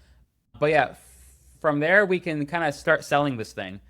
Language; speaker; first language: English; native; English